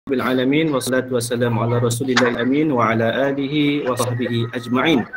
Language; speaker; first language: Arabic; non-native, fluent; Malay